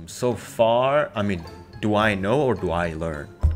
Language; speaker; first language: English; non-native, fluent; Indonesian